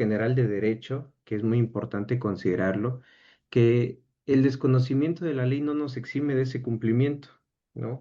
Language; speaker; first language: Spanish; native; Spanish